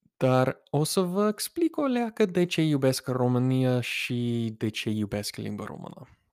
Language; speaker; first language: Romanian; non-native, fluent; English